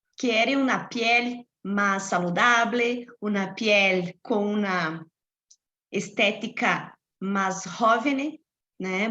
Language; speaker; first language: Spanish; non-native, fluent; Portuguese